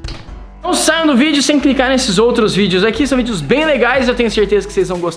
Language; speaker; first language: Portuguese; native; Portuguese